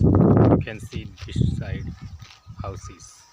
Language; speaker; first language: English; non-native, local second language; Gujarati